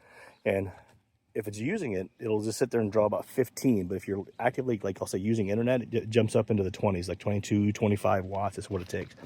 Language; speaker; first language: English; native; English